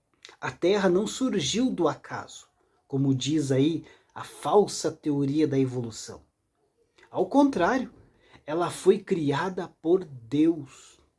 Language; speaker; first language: Portuguese; native; Portuguese